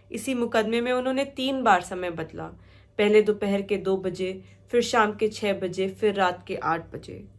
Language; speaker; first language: Hindi; native; Hindi